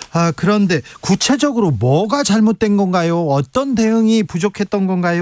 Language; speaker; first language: Korean; native; Korean